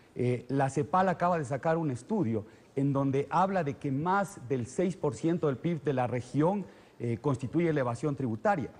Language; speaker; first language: Spanish; native; Spanish